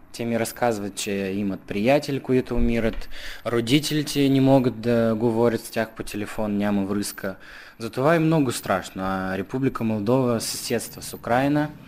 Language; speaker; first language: Bulgarian; early bilingual, heritage; Bulgarian